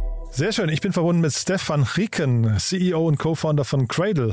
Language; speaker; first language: German; native; German